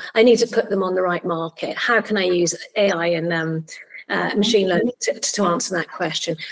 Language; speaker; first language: English; native; English